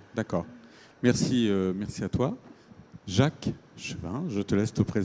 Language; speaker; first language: French; native; French